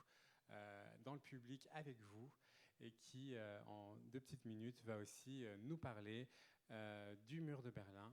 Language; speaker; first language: French; native; French